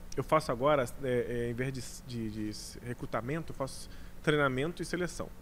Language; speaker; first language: Portuguese; native; Portuguese